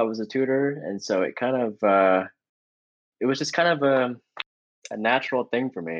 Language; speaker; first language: English; native; English